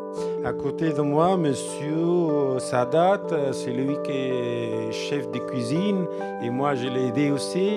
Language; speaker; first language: French; non-native, learner; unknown